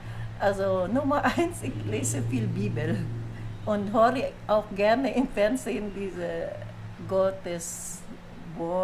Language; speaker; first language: German; non-native, fluent; Filipino